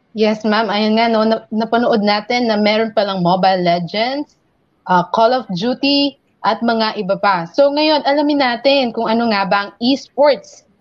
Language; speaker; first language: Filipino; non-native, local second language; Pampanga